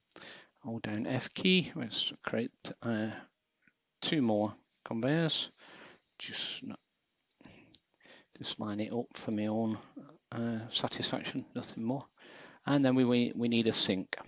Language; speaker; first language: English; native; English